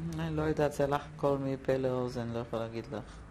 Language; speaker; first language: Hebrew; non-native, fluent; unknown